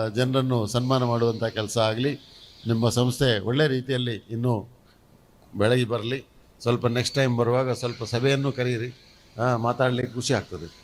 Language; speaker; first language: Kannada; non-native, local second language; Tulu